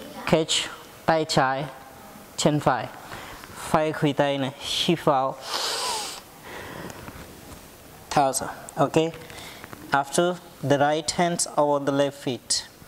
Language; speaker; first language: Vietnamese; non-native, learner; Hindi